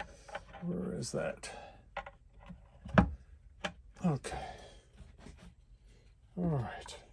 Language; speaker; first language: English; native; English